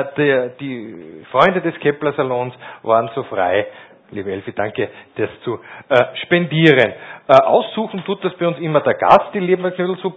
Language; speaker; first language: German; native; German